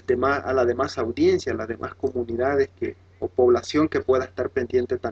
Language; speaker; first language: Spanish; native; Spanish